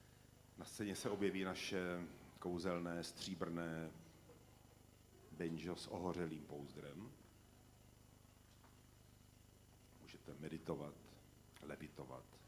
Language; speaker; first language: Czech; native; Czech